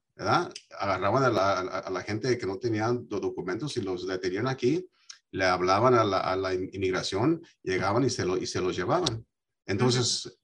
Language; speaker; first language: Spanish; early bilingual, heritage; Spanish